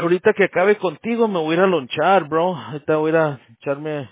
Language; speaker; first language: Spanish; early bilingual, heritage; Spanish